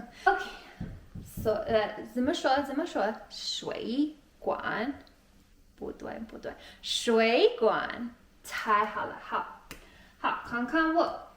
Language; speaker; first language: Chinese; non-native, learner; English